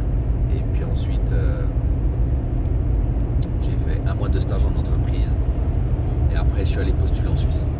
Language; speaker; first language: French; native; French